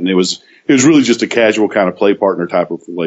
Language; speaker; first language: English; native; English